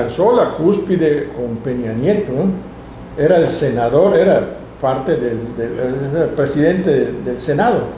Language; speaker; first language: Spanish; native; Spanish